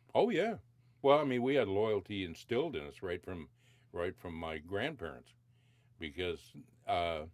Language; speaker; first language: English; native; English